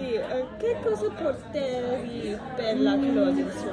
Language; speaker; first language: Italian; non-native, learner; English